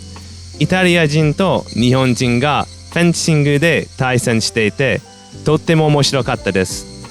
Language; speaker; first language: Japanese; non-native, fluent; English